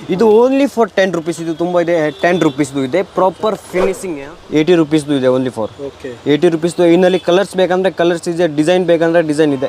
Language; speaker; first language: Kannada; non-native, local second language; Hindi